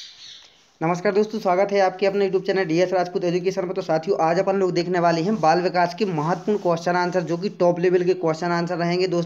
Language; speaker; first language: Hindi; native; Hindi